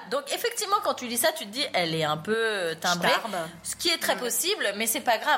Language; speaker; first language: French; native; French